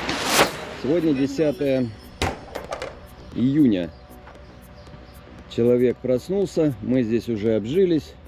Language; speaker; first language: Russian; native; Russian